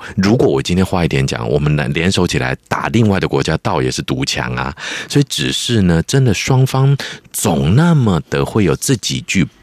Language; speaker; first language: Chinese; native; Chinese